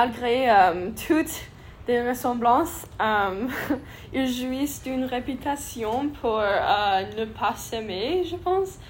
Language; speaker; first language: French; non-native, learner; English